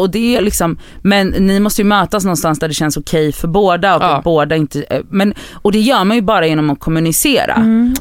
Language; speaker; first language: Swedish; native; Swedish